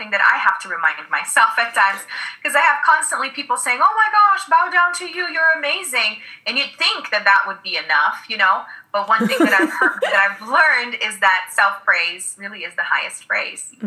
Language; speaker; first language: English; non-native, fluent; Portuguese